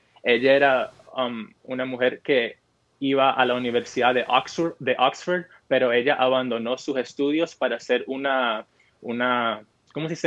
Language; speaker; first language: Spanish; early bilingual, heritage; Spanish